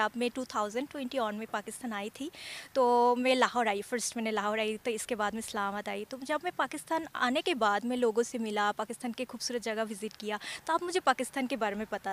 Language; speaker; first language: Hindi; non-native, fluent; Bangla